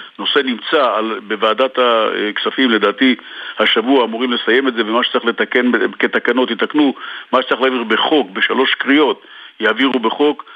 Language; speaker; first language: Hebrew; native; Hebrew